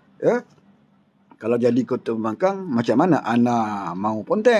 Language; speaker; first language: Malay; native; Malay